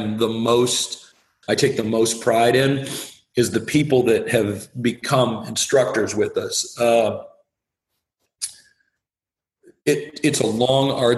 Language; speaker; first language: English; native; English